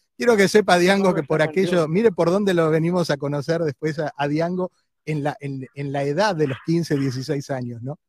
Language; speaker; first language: Spanish; native; Spanish